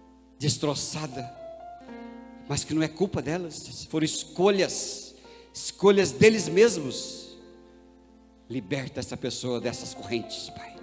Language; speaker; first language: Portuguese; native; Portuguese